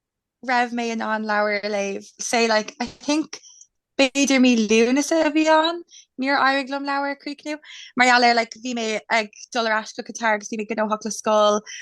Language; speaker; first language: Irish; non-native, local second language; English